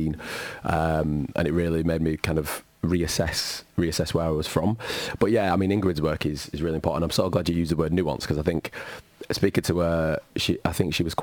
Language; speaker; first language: English; native; English